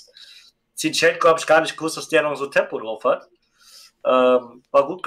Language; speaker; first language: German; native; German